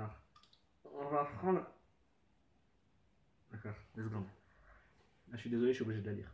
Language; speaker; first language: French; native; French